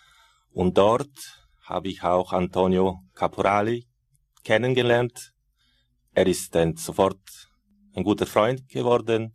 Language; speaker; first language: German; non-native, fluent; Italian